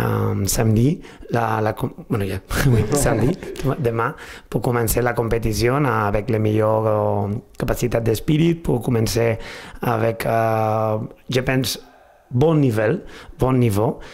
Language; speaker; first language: French; non-native, fluent; Spanish